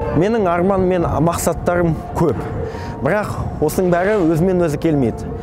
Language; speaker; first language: Kazakh; non-native, local second language; Russian